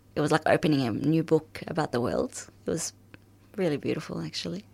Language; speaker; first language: English; early bilingual, other home language; Arabic